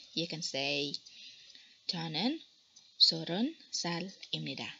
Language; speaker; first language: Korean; non-native, learner; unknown